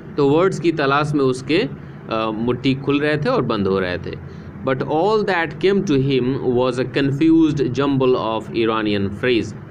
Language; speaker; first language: Hindi; native; Hindi